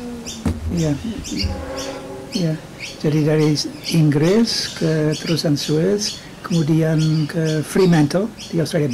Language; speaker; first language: Indonesian; non-native, fluent; English